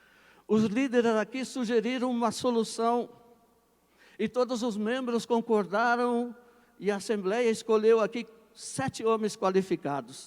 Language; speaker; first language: Portuguese; native; Portuguese